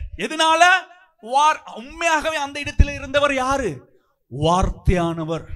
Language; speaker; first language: Tamil; non-native, local second language; Sinhala